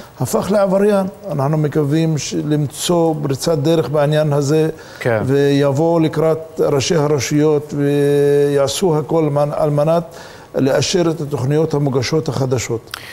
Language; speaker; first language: Hebrew; non-native, local second language; Arabic